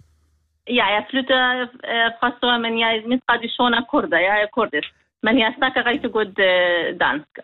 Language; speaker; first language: Danish; non-native, learner; Kurdish